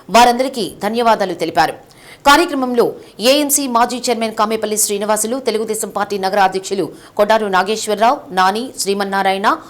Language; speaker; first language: Telugu; native; Telugu